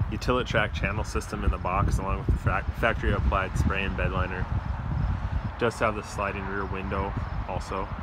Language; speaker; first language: English; native; English